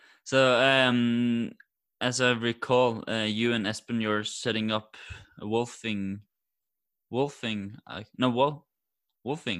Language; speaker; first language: English; non-native, fluent; Norwegian